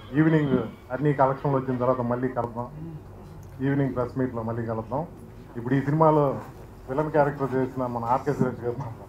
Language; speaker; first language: Telugu; native; Telugu